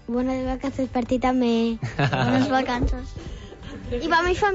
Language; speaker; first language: Catalan; non-native, learner; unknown